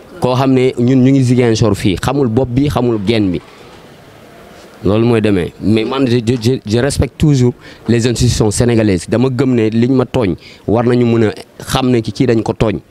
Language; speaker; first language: Wolof; non-native, local second language; Jola-Fonyi